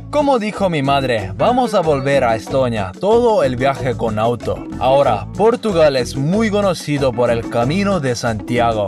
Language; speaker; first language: Spanish; non-native, fluent; Estonian